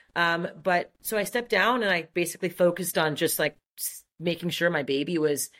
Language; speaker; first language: English; non-native, fluent; French